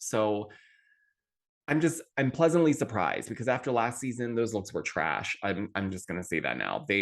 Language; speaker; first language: English; native; English